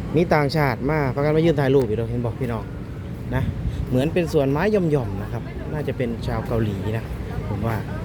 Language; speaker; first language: Thai; native; Thai